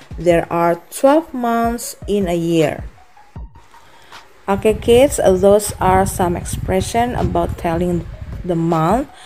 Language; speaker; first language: English; non-native, fluent; Indonesian